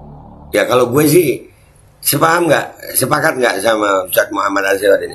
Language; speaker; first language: Indonesian; native; Indonesian